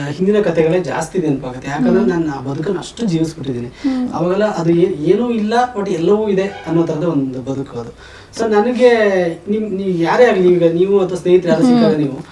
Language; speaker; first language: Kannada; native; Kannada